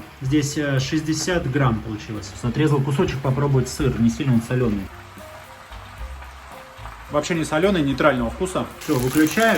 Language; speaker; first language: Russian; native; Russian